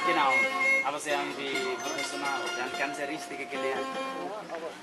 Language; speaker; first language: German; non-native, learner; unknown